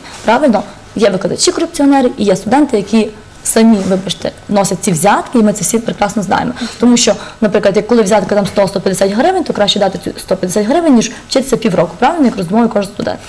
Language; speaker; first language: Ukrainian; native; Ukrainian